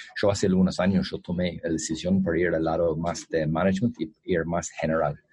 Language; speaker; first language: Spanish; non-native, fluent; English